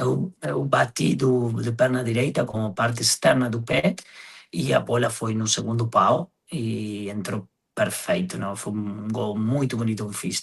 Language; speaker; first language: Portuguese; non-native, fluent; Spanish